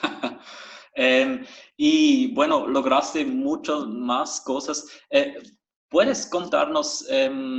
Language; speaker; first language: Spanish; non-native, fluent; German